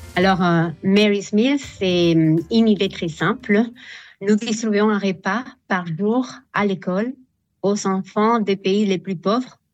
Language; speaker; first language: French; non-native, fluent; Spanish